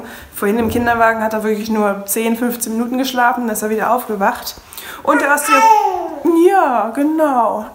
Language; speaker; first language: German; native; German